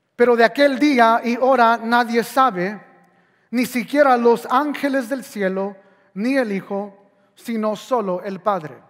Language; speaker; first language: Spanish; early bilingual, heritage; Spanish